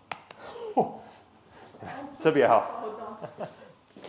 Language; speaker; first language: Chinese; non-native, learner; English